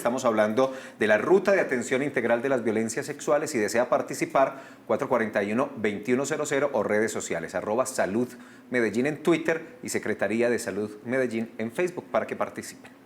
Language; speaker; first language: Spanish; native; Spanish